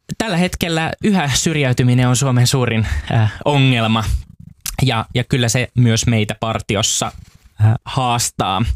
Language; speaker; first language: Finnish; native; Finnish